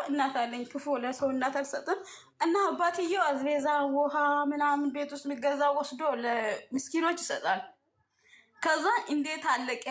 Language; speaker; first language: Amharic; non-native, local second language; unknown